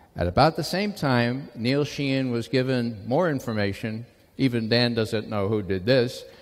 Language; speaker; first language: English; native; English